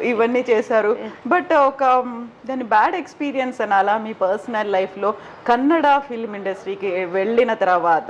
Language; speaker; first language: Telugu; native; Telugu